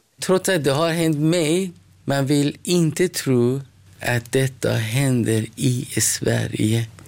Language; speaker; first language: Swedish; non-native, fluent; Persian